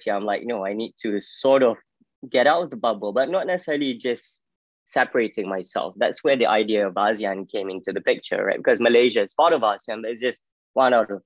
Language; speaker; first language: English; non-native, local second language; Malay